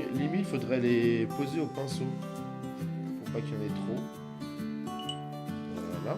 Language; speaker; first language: French; native; French